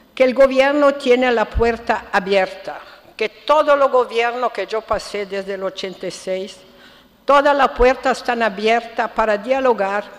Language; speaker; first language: Spanish; non-native, fluent; Italian